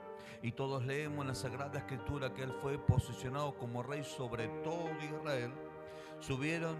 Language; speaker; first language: Spanish; native; Spanish